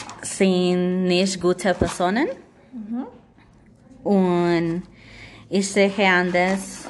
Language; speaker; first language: German; non-native, learner; Spanish